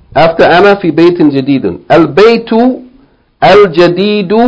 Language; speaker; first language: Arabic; non-native, fluent; English